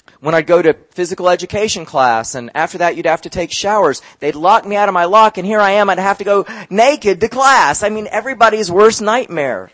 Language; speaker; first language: English; native; English